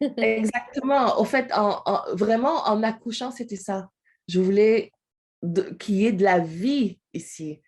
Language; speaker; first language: French; non-native, local second language; Wolof